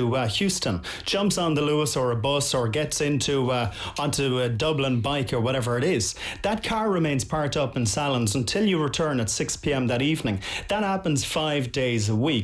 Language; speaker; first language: English; native; English